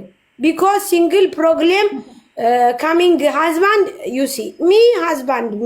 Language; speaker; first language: English; non-native, learner; Amharic